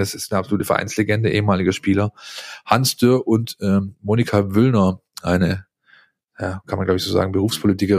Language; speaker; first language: German; native; German